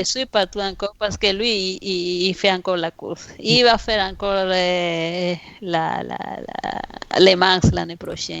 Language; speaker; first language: French; non-native, fluent; Spanish